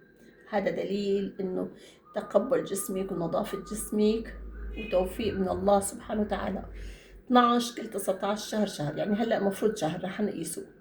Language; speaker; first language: Arabic; native; Arabic